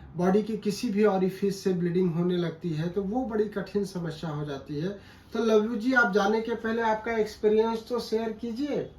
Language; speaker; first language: Hindi; native; Hindi